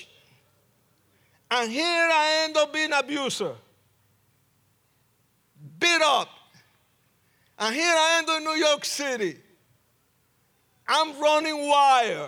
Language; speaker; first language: English; non-native, fluent; Spanish